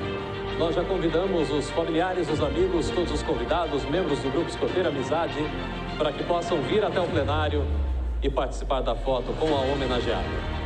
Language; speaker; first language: Portuguese; native; Portuguese